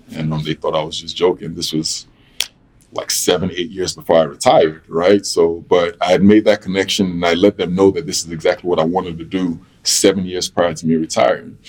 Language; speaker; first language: English; native; English